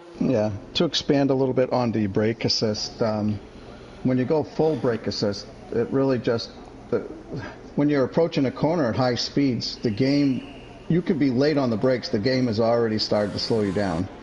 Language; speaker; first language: English; native; English